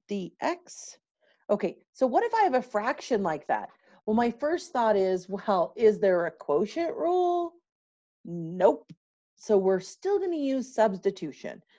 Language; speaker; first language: English; native; English